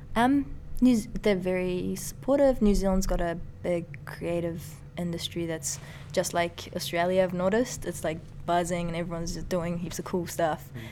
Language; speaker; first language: English; early bilingual, other home language; Persian